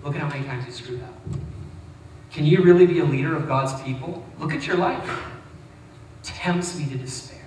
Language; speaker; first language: English; native; English